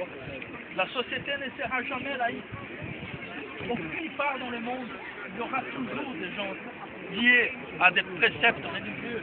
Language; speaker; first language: French; non-native, fluent; Portuguese